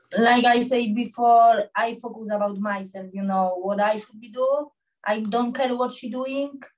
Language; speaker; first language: English; non-native, learner; Polish